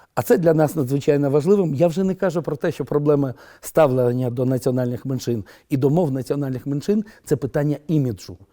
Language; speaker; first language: Ukrainian; non-native, local second language; Romanian